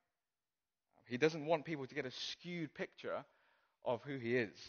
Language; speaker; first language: English; non-native, local second language; Cantonese